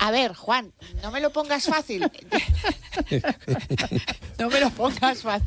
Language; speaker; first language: Spanish; native; Spanish